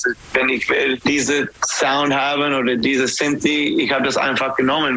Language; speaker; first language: German; non-native, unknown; English